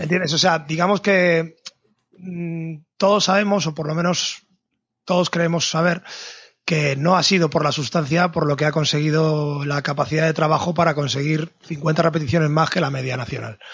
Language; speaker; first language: Spanish; native; Spanish